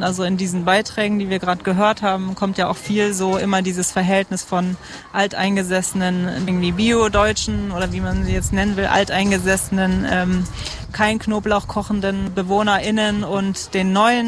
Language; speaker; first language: German; native; German